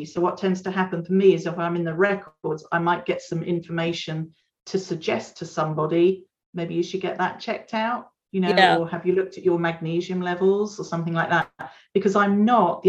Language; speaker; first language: English; native; English